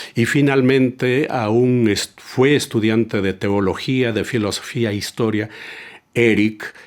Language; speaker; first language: Spanish; native; Spanish